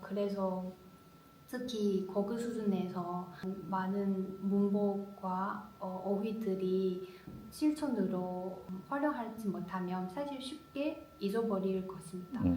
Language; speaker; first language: Korean; non-native, learner; Chinese